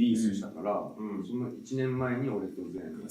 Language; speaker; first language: Japanese; native; Japanese